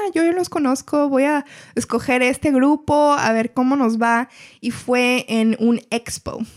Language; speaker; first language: Spanish; early bilingual, heritage; Spanish